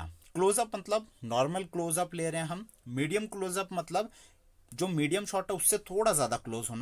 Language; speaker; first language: Hindi; native; Hindi